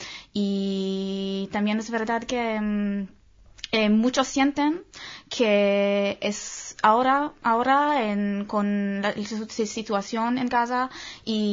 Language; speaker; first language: Spanish; non-native, fluent; Hebrew